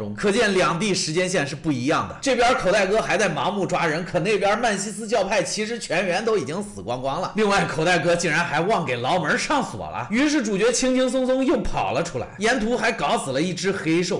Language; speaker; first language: Chinese; native; Chinese